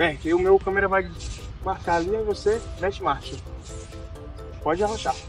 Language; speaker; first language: Portuguese; native; Portuguese